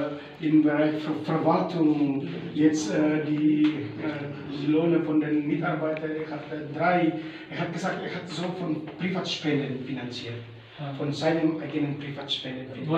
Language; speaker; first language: German; non-native, learner; Indonesian